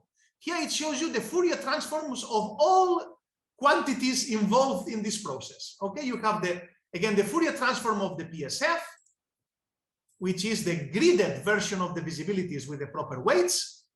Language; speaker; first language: English; non-native, fluent; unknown